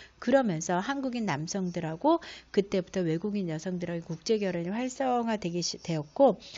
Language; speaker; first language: Korean; native; Korean